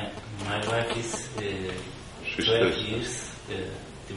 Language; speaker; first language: English; non-native, learner; Turkish